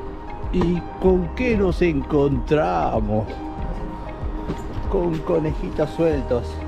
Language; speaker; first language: Spanish; native; Spanish